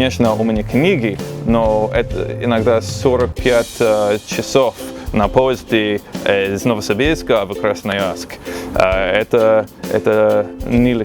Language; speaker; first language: Russian; non-native, learner; English